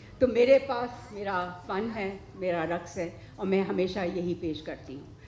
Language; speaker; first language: Urdu; non-native, local second language; English